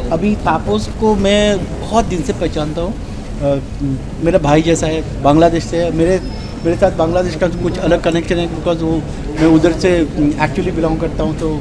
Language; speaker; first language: Hindi; non-native, local second language; Bangla